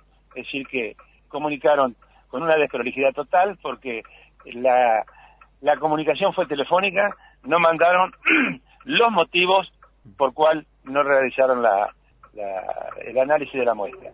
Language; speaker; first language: Spanish; native; Spanish